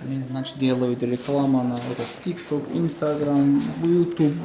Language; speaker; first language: Russian; non-native, local second language; Tajik